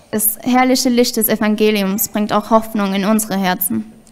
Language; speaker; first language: German; native; German